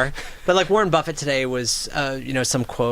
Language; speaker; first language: English; native; English